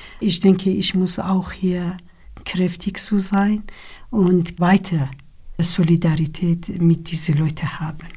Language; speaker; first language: German; non-native, learner; Kurdish